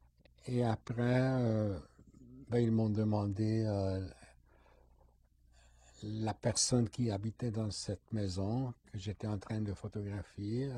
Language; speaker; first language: French; non-native, fluent; Hungarian